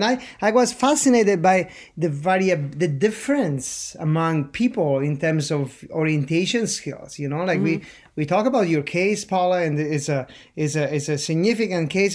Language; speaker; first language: English; non-native, fluent; Italian